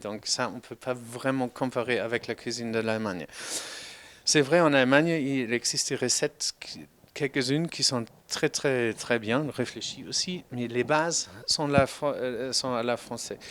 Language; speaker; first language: French; non-native, fluent; German